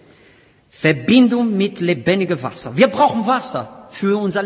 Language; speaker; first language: German; non-native, learner; Portuguese